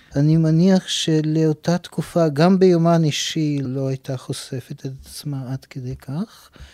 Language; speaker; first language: Hebrew; non-native, fluent; Russian